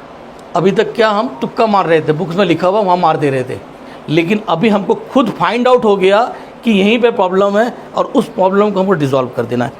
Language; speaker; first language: Hindi; native; Hindi